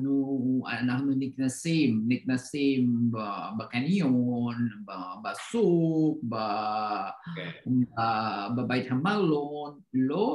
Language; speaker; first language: Hebrew; non-native, learner; Indonesian